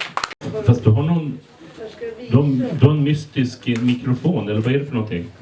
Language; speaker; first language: Swedish; native; Swedish